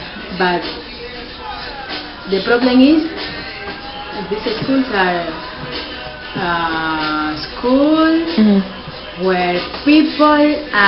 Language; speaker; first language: English; non-native, learner; Spanish